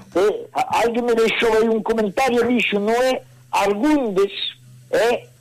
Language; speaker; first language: Galician; native; Galician